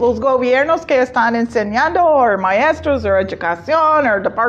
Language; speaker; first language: Spanish; non-native, fluent; English